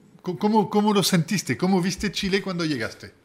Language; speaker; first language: Spanish; native; Spanish